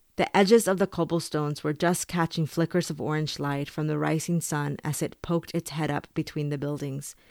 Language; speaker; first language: English; early bilingual, other home language; Spanish